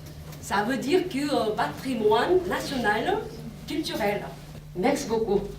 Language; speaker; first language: French; non-native, fluent; Korean